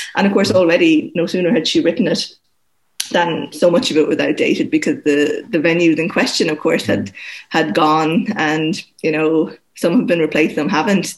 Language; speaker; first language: English; native; English